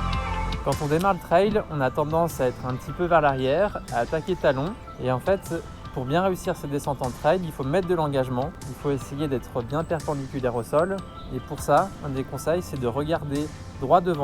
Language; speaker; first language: French; native; French